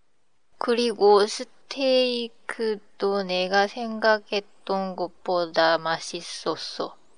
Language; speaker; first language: Korean; non-native, learner; Japanese